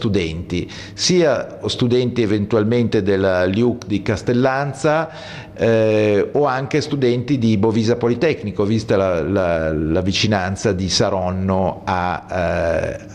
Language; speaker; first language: Italian; native; Italian